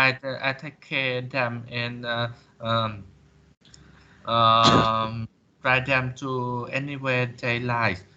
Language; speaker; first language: English; non-native, learner; Vietnamese